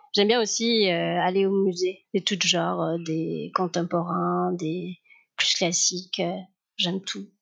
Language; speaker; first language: French; non-native, fluent; Spanish